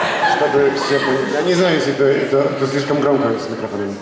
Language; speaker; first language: Russian; non-native, learner; Polish